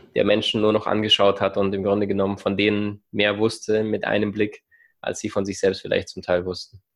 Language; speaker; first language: German; early bilingual, other home language; Russian